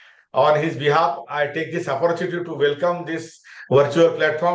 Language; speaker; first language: English; non-native, local second language; Marathi